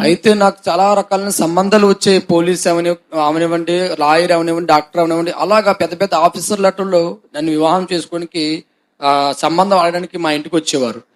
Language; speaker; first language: Telugu; non-native, fluent; Hindi